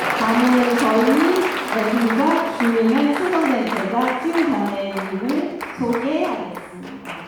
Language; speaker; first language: Korean; non-native, fluent; Cantonese